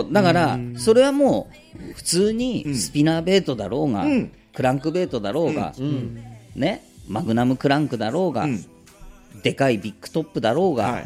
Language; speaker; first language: Japanese; native; Japanese